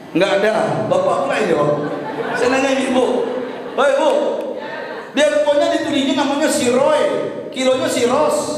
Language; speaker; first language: Indonesian; native; Indonesian